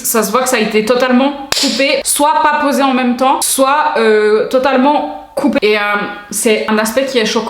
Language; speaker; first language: French; native; French